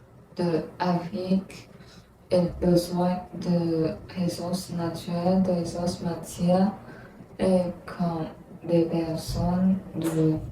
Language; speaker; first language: French; non-native, learner; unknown